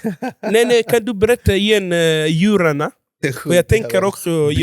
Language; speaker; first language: Swedish; non-native, fluent; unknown